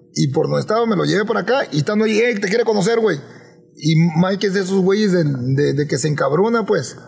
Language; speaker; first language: Spanish; early bilingual, heritage; Spanish